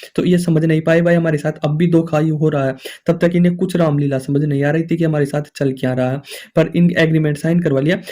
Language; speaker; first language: Hindi; native; Hindi